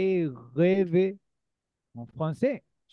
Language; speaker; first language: French; non-native, learner; Spanish